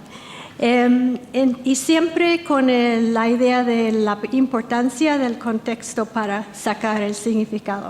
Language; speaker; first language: Spanish; non-native, fluent; English